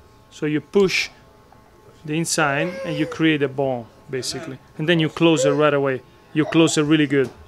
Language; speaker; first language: English; non-native, fluent; Italian